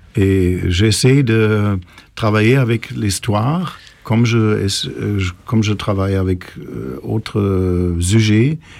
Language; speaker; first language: French; non-native, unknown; German